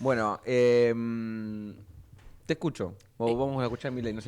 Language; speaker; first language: Spanish; native; Spanish